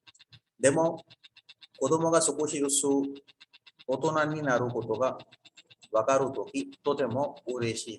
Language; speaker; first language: Japanese; non-native, fluent; Urdu